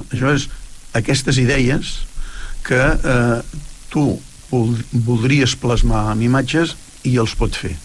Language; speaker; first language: Catalan; native; Catalan